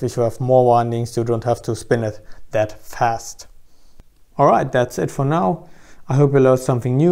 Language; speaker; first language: English; non-native, fluent; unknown